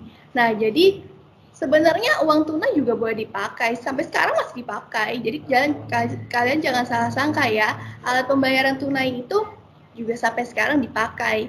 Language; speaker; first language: Indonesian; native; Indonesian